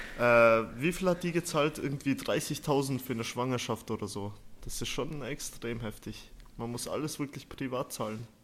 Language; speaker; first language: German; early bilingual, other home language; Turkish